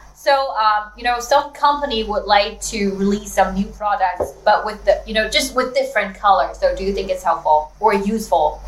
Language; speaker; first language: English; non-native, fluent; Chinese